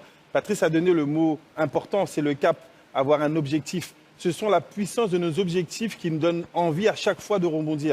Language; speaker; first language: French; native; French